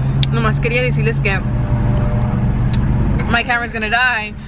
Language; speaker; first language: Spanish; early bilingual, heritage; Spanish